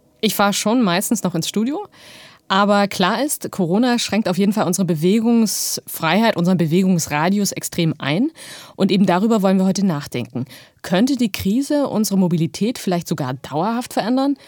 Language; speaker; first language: German; native; German